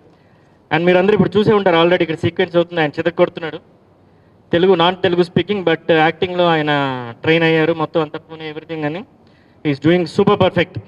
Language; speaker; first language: Telugu; native; Telugu